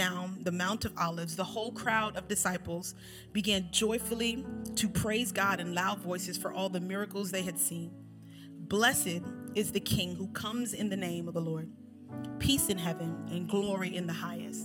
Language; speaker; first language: English; native; English